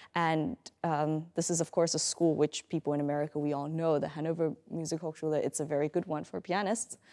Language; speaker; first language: English; native; English